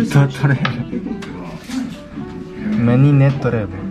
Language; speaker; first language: Ukrainian; non-native, fluent; Japanese